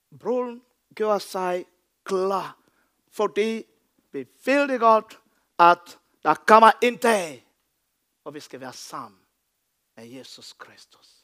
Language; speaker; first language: Danish; non-native, fluent; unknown